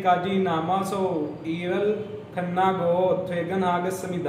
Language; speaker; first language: Korean; non-native, learner; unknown